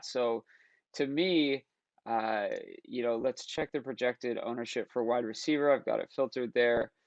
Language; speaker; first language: English; native; English